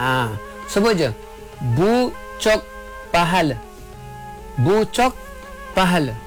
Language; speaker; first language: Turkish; non-native, fluent; Malay